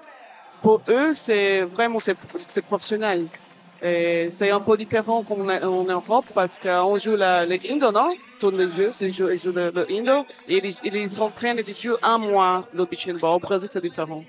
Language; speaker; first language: French; non-native, fluent; Portuguese